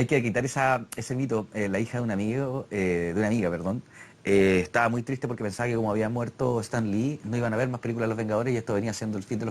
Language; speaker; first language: Spanish; native; Spanish